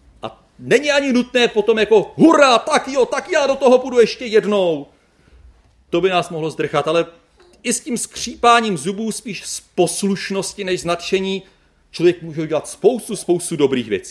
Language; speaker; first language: Czech; native; Czech